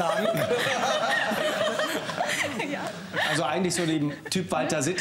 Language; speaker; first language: German; native; German